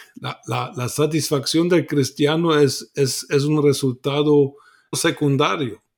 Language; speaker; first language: Spanish; non-native, fluent; German